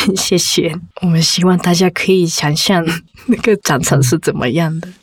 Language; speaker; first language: Chinese; non-native, fluent; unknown